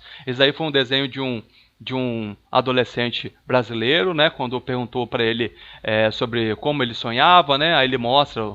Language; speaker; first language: Portuguese; native; Portuguese